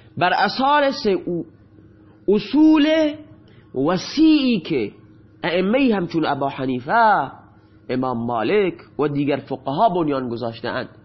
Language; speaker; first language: Persian; non-native, local second language; Baluchi